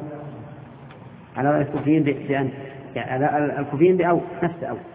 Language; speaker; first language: Arabic; native; Arabic